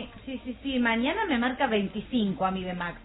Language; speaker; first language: Spanish; native; Spanish